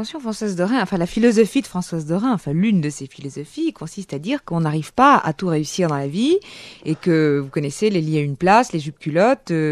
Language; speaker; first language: French; native; French